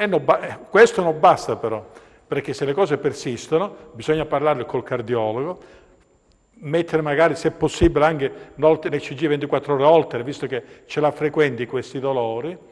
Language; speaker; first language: Italian; native; Italian